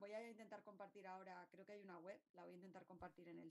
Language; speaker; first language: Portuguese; non-native, learner; Spanish